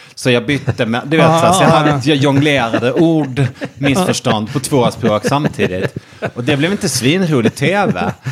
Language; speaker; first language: Swedish; native; Swedish